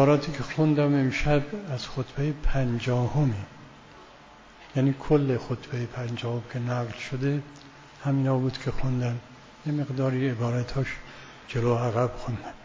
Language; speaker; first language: Persian; native; Persian